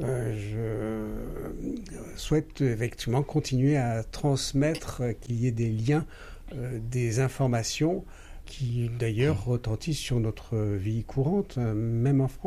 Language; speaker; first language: French; native; French